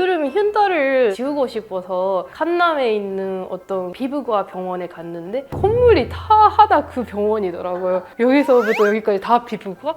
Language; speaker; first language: Korean; non-native, fluent; Japanese